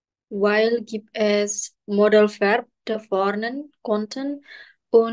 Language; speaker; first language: German; non-native, learner; Indonesian